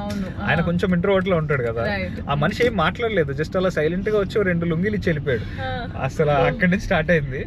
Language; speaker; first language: Telugu; native; Telugu